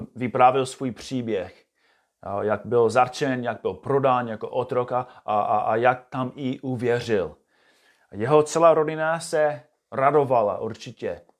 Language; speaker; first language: Czech; non-native, fluent; English